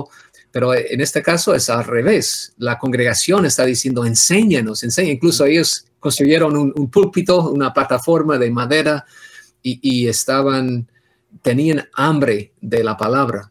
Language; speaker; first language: Spanish; non-native, fluent; English